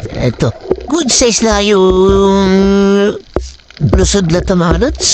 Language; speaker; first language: Filipino; native; Filipino